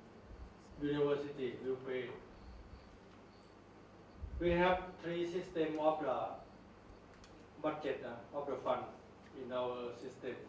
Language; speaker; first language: English; non-native, learner; Thai